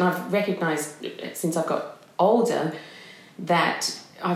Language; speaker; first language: English; native; English